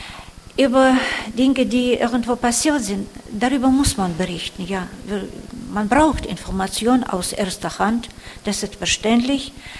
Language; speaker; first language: German; non-native, fluent; Russian